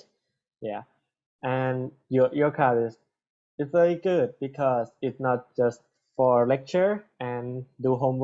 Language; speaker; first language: English; non-native, learner; Thai